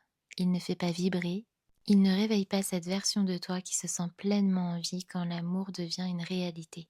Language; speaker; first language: French; native; French